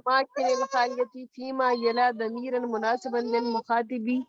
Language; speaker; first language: Arabic; non-native, learner; Urdu